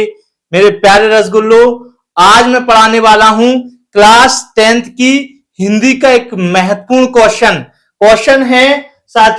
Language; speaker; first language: Hindi; native; Hindi